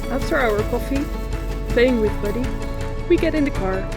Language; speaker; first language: English; non-native, fluent; Dutch